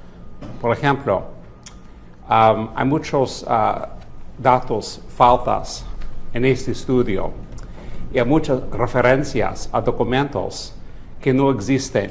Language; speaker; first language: Spanish; non-native, fluent; English